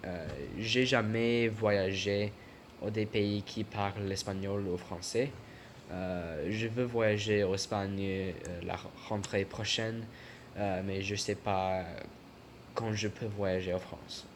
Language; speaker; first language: French; non-native, learner; English